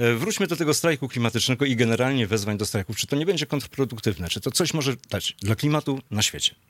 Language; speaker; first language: Polish; native; Polish